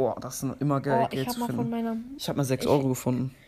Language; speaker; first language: German; native; German